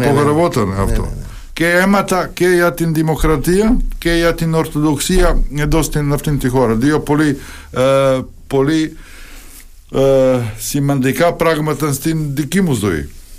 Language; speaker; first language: Greek; non-native, fluent; Serbian